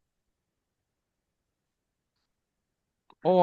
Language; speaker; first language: French; non-native, learner; Urdu